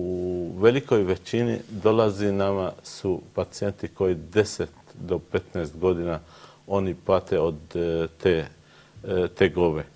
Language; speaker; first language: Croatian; non-native, learner; Arabic